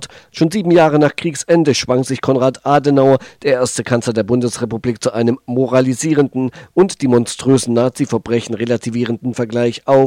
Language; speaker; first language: German; native; German